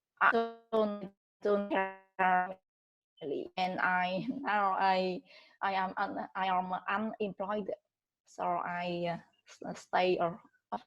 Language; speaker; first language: English; non-native, learner; Vietnamese